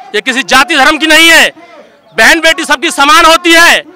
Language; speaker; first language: Hindi; native; Hindi